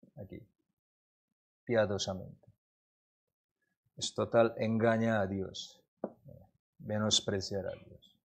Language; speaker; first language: Spanish; non-native, learner; Korean